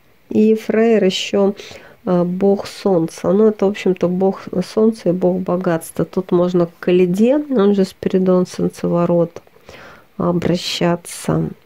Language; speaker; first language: Russian; native; Russian